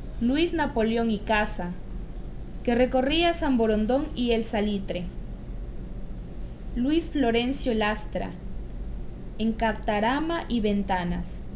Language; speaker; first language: Spanish; native; Spanish